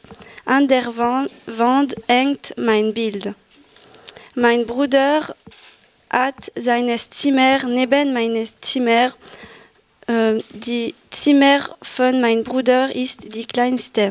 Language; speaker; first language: German; non-native, learner; French